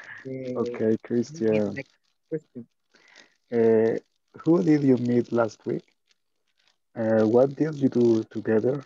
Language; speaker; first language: English; non-native, learner; Spanish